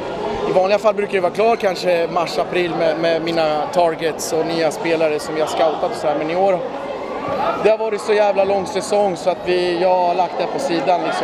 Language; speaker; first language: Swedish; native; Swedish